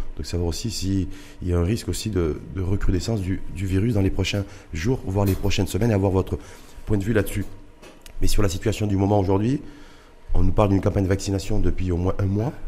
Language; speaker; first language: French; non-native, local second language; Arabic